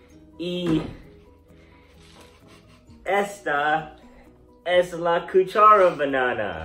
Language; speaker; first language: Spanish; non-native, learner; English